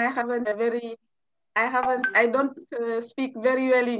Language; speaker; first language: English; non-native, learner; French